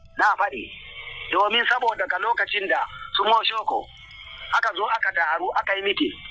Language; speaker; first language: Hausa; non-native, local second language; Fula